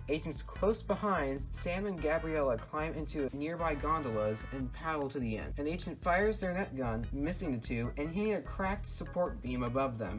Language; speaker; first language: English; native; English